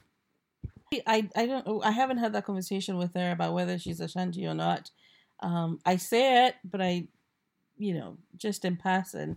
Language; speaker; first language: English; non-native, local second language; Akan